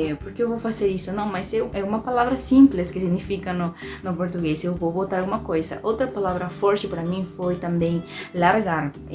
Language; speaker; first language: Portuguese; non-native, fluent; Spanish